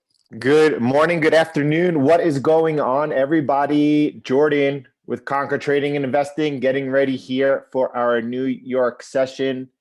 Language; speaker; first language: English; native; English